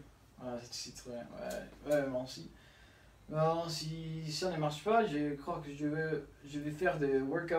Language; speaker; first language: French; non-native, learner; Spanish